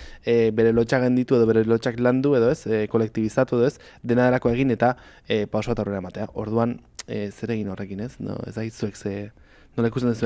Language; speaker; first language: Basque; native; Basque